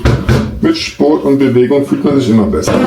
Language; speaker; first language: German; native; German